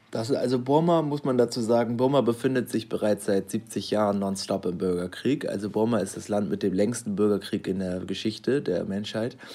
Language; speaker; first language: German; native; German